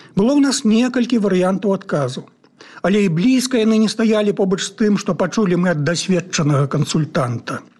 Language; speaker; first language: Belarusian; native; Belarusian